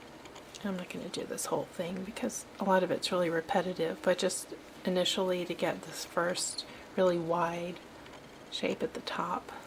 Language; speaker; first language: English; native; English